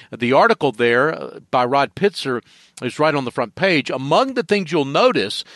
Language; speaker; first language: English; native; English